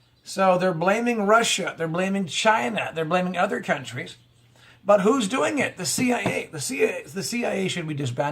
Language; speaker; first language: English; native; English